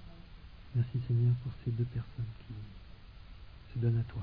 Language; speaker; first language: French; native; French